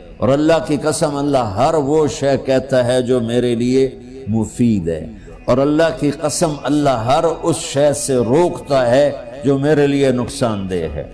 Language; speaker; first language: Urdu; non-native, local second language; Punjabi